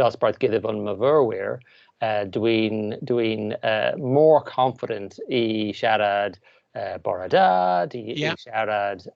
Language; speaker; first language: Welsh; non-native, learner; English